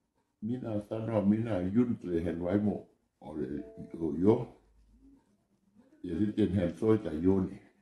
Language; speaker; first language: Finnish; non-native, learner; Thai